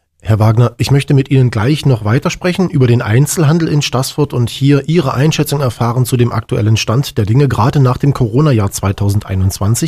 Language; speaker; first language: German; native; German